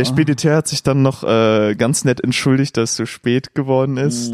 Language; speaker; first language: German; native; German